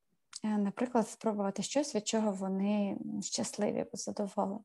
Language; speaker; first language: Ukrainian; native; Ukrainian